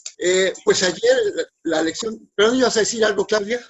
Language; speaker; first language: Spanish; native; Spanish